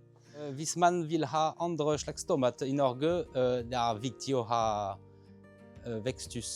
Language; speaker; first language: Norwegian; non-native, fluent; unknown